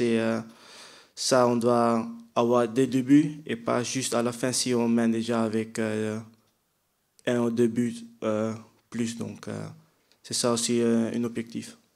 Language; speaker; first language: French; non-native, fluent; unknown